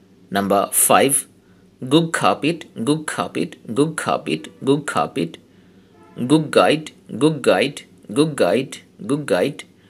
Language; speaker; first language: English; non-native, local second language; Bangla